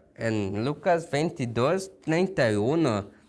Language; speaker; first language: Spanish; non-native, fluent; Korean